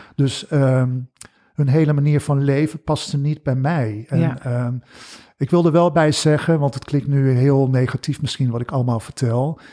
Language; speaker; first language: Dutch; early bilingual, other home language; English